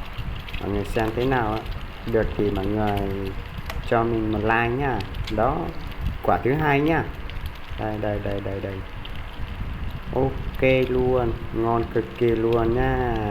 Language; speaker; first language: Vietnamese; non-native, local second language; Hmong